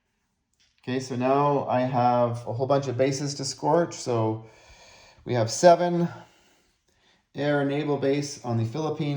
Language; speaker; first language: English; native; English